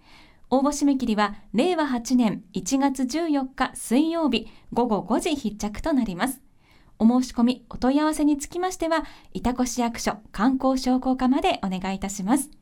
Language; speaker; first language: Japanese; native; Japanese